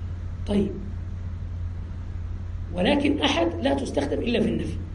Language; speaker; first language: Arabic; native; Arabic